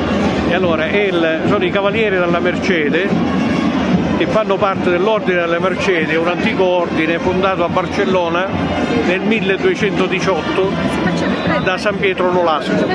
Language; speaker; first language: Italian; native; Italian